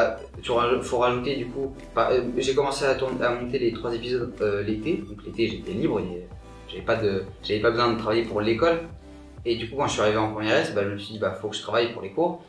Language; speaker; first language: French; native; French